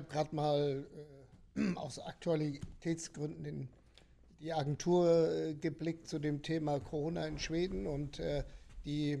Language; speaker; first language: German; native; German